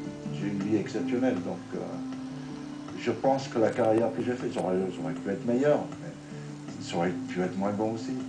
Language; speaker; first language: French; non-native, fluent; English